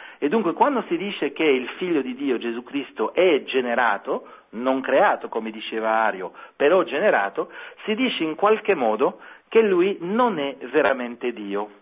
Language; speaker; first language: Italian; non-native, fluent; French